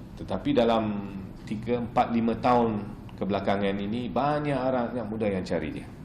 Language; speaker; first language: Malay; non-native, local second language; English